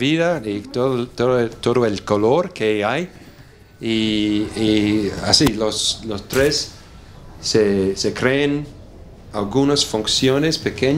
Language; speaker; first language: Spanish; non-native, learner; English